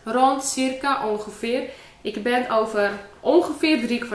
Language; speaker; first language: Dutch; non-native, fluent; Polish